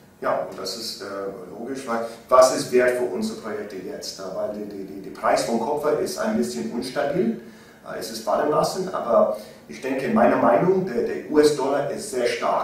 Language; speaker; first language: German; non-native, learner; English